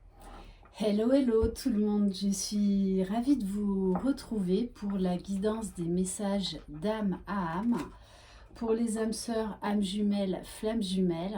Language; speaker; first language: French; native; French